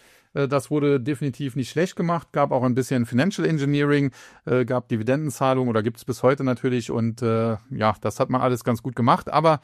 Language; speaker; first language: German; native; German